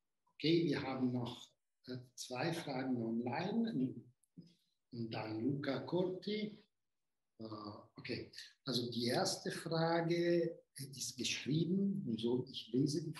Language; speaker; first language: German; non-native, fluent; Italian